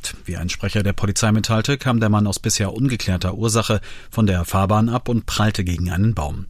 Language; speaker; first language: German; native; German